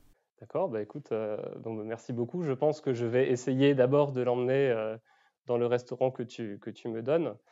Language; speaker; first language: French; native; French